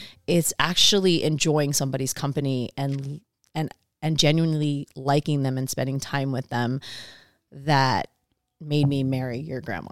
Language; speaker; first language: English; non-native, fluent; Samoan